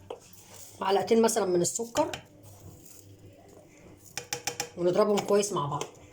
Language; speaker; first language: Arabic; native; Arabic